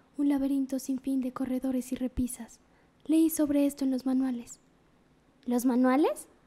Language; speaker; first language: Spanish; native; Spanish